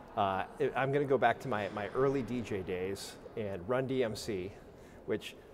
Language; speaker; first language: English; native; English